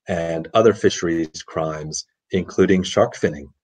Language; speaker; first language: English; native; English